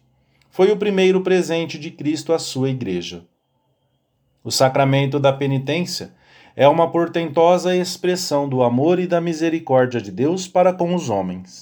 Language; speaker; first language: Portuguese; native; Portuguese